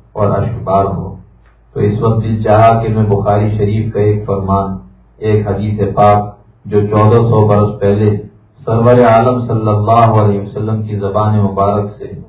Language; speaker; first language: Urdu; native; Urdu